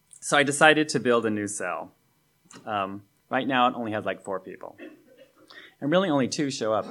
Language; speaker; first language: English; native; English